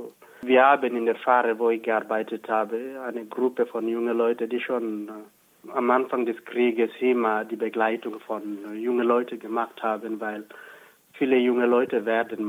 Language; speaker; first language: German; non-native, fluent; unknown